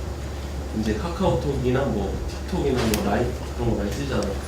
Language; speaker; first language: Korean; native; Korean